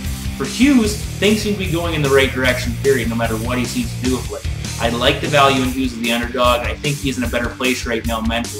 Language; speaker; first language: English; native; English